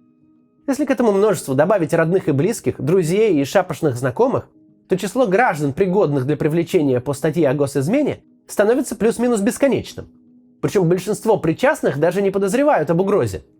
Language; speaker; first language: Russian; native; Russian